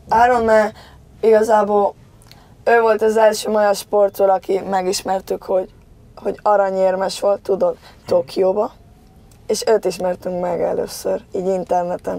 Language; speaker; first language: Hungarian; early bilingual, heritage; Spanish